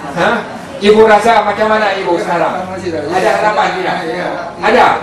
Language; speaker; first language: Indonesian; non-native, fluent; Malay